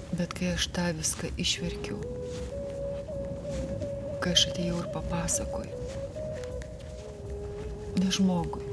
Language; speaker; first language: Lithuanian; native; Lithuanian